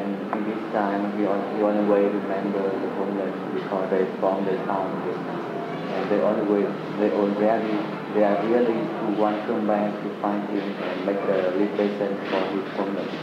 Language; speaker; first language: English; non-native, learner; Vietnamese